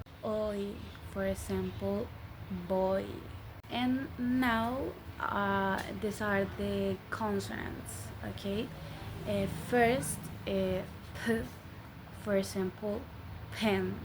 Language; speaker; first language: English; non-native, learner; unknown